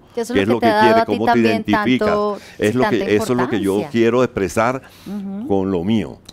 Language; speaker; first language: Spanish; native; Spanish